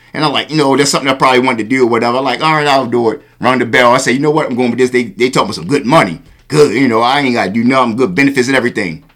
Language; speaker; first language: English; native; English